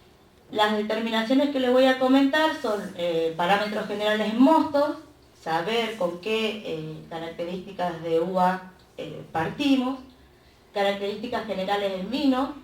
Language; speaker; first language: Spanish; native; Spanish